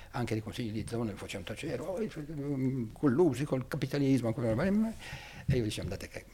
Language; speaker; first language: Italian; native; Italian